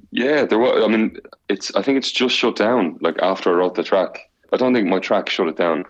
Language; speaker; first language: English; native; English